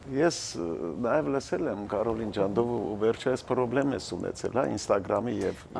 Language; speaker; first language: Armenian; native; Armenian